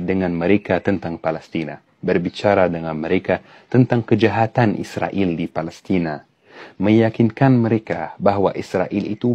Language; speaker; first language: Indonesian; non-native, fluent; Arabic